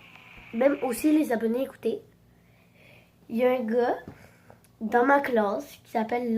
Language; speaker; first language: French; native; French